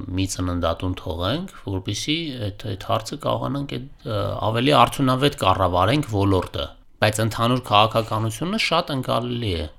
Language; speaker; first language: Armenian; native; Armenian